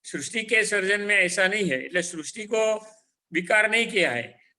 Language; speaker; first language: Hindi; non-native, local second language; Gujarati